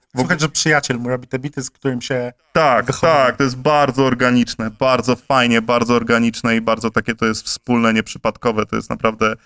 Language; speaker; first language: Polish; native; Polish